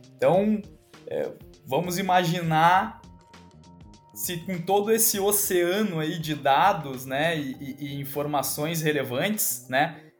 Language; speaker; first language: Portuguese; native; Portuguese